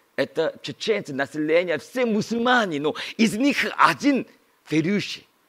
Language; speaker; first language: Russian; non-native, learner; Korean